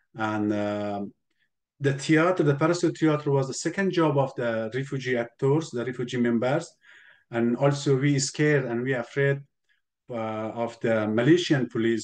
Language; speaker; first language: English; non-native, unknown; Persian